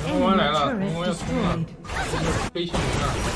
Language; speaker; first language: Chinese; native; Chinese